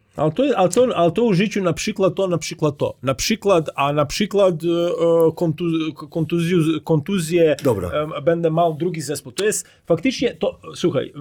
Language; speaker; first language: Polish; non-native, learner; Croatian